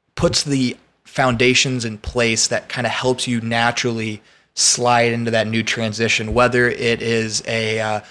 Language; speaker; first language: English; native; English